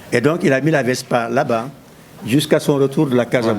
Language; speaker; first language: French; non-native, local second language; Wolof